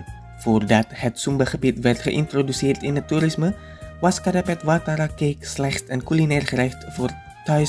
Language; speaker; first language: Dutch; non-native, fluent; Indonesian